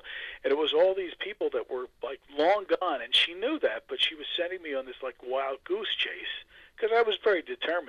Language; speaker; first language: English; native; English